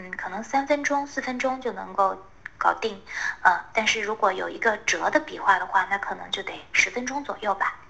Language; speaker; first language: Chinese; native; Chinese